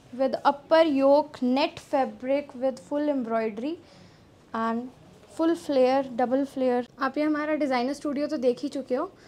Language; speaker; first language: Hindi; non-native, local second language; Punjabi